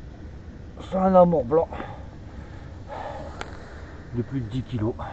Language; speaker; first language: French; native; French